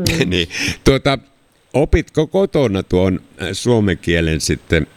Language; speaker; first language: Finnish; native; Finnish